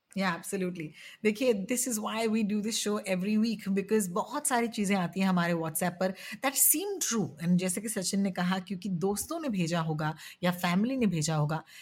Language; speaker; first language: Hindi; native; Hindi